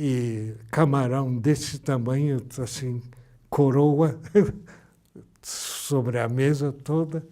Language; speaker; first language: Portuguese; early bilingual, other home language; Japanese